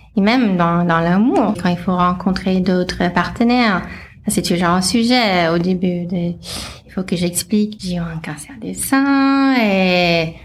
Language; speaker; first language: French; non-native, fluent; English